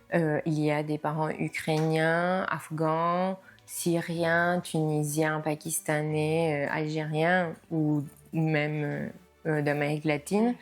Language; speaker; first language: French; non-native, fluent; Spanish